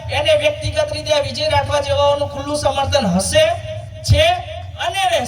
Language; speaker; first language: Gujarati; non-native, local second language; Rathawi